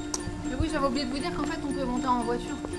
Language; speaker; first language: French; native; French